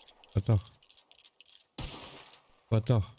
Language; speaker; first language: French; native; French